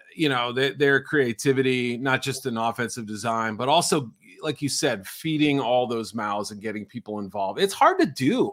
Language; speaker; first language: English; native; English